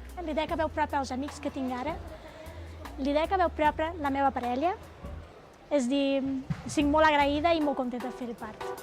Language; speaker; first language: Catalan; non-native, fluent; Portuguese